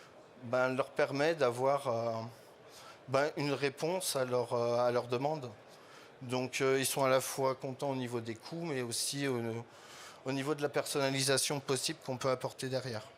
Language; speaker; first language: French; native; French